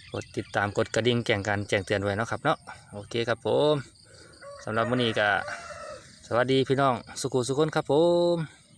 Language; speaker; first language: Thai; native; Thai